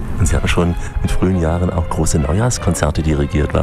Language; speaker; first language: German; native; German